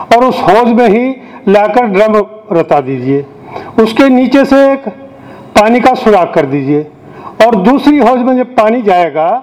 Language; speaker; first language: Hindi; native; Hindi